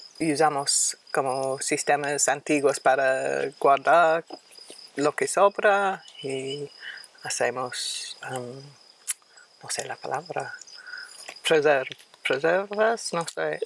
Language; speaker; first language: Spanish; non-native, fluent; English